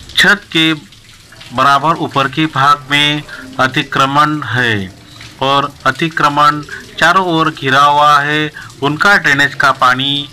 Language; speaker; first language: Hindi; non-native, local second language; Marathi